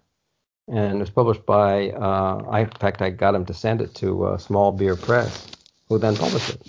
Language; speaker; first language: English; native; English